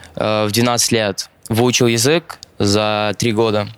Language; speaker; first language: Russian; early bilingual, other home language; Arabic